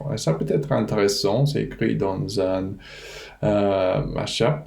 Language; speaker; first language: French; non-native, fluent; English